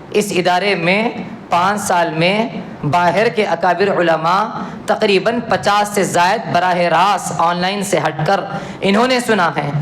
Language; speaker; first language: Urdu; native; Urdu